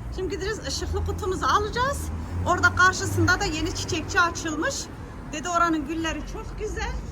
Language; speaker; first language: Turkish; early bilingual, heritage; Turkish